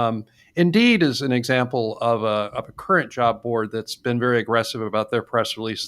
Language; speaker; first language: English; native; English